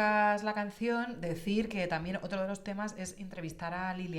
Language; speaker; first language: Spanish; native; Spanish